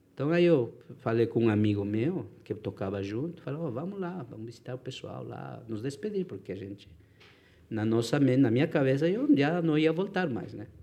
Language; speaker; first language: Portuguese; non-native, fluent; Spanish